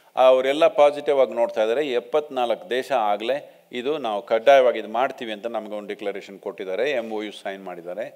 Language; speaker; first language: Kannada; non-native, local second language; Telugu